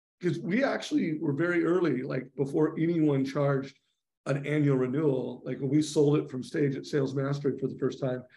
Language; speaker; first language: English; native; English